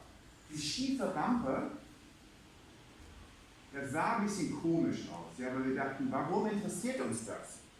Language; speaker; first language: German; non-native, fluent; English